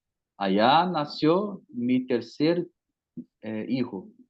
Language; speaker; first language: Spanish; non-native, fluent; Portuguese